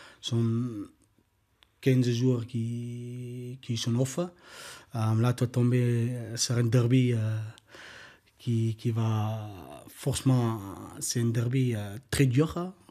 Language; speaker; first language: French; non-native, learner; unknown